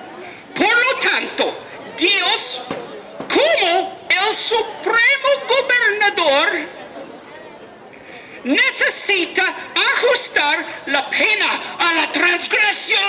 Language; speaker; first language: Spanish; non-native, learner; English